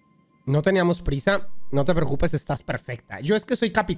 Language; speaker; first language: Spanish; native; Spanish